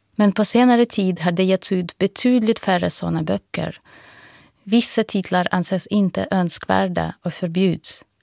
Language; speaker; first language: Swedish; non-native, fluent; Russian